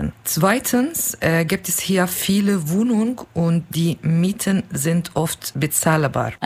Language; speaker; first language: German; non-native, learner; Kurdish